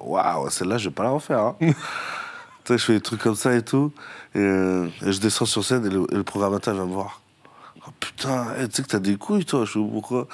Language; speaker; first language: French; native; French